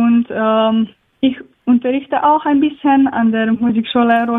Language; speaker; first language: German; non-native, learner; Slovenian